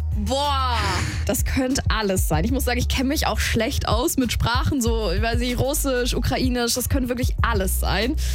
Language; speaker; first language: German; native; German